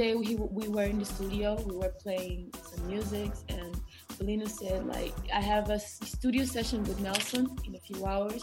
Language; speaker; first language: English; non-native, learner; Kabuverdianu